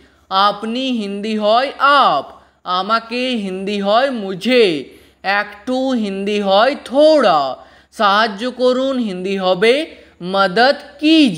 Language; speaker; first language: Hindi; non-native, fluent; Bangla